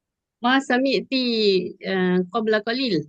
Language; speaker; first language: Arabic; non-native, learner; Malay